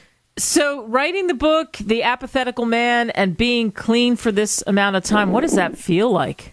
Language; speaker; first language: English; native; English